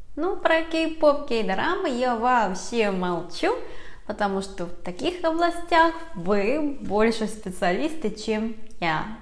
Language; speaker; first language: Russian; early bilingual, other home language; Korean